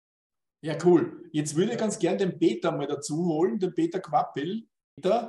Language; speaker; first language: German; native; German